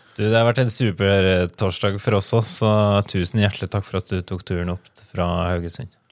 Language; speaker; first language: Norwegian; native; Norwegian